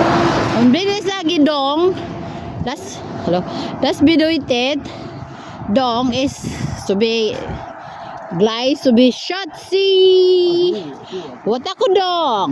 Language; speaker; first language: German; non-native, learner; Cebuano